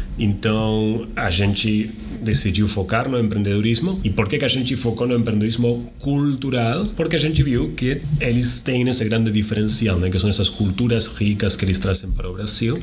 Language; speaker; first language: Portuguese; non-native, fluent; Spanish